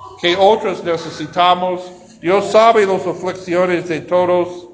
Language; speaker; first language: Spanish; non-native, learner; English